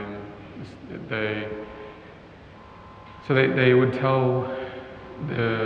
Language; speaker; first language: English; native; English